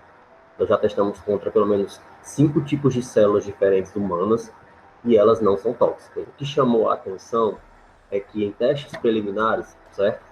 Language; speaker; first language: Portuguese; native; Portuguese